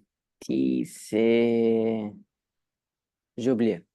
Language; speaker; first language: French; non-native, learner; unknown